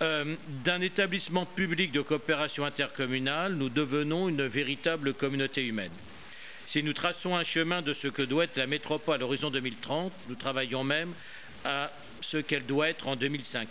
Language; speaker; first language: French; native; French